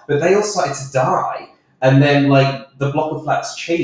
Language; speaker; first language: English; native; English